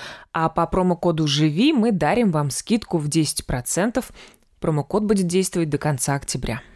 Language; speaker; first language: Russian; native; Russian